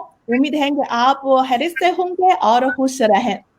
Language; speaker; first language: Hindi; non-native, fluent; Chinese